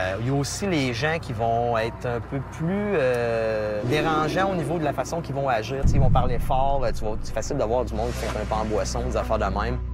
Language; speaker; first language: French; native; French